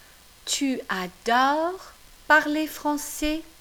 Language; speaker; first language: French; non-native, fluent; English